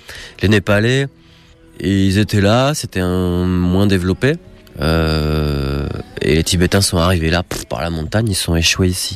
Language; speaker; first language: French; native; French